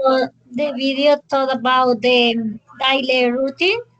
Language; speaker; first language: English; non-native, learner; Spanish